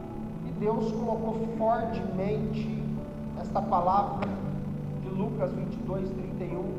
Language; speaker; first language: Portuguese; native; Portuguese